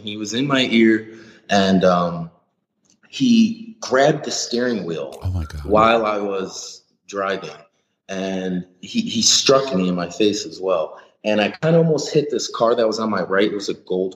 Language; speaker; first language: English; native; English